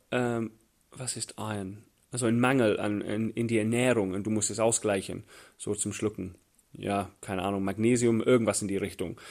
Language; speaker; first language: German; non-native, fluent; English